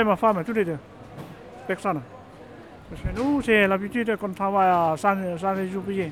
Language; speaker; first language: French; non-native, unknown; Hmong